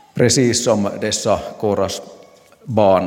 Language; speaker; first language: Swedish; non-native, local second language; Finnish